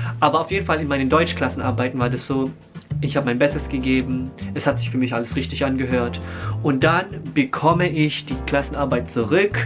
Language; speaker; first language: German; early bilingual, other home language; Filipino